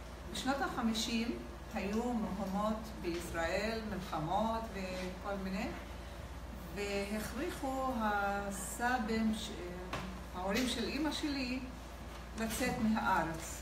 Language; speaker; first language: Hebrew; non-native, local second language; Arabic